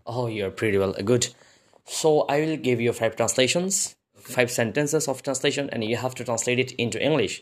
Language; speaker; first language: English; non-native, local second language; Bangla